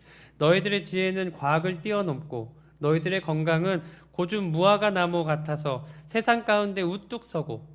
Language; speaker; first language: Korean; native; Korean